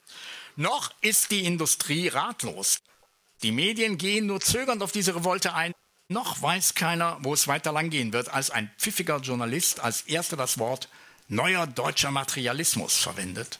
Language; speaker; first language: German; native; German